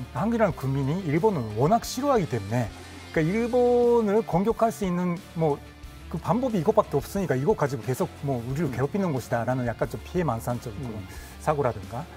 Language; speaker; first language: Korean; non-native, fluent; Japanese